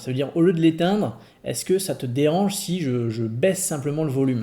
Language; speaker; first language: French; native; French